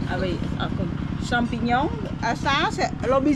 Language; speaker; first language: French; non-native, learner; Khmer